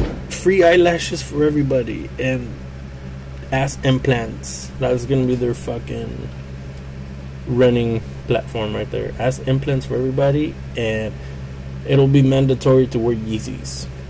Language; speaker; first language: English; early bilingual, other home language; Spanish